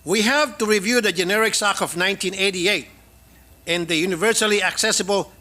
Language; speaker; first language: English; non-native, local second language; Filipino